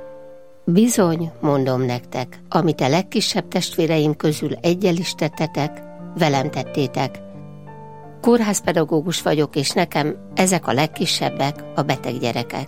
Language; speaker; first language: Hungarian; native; Hungarian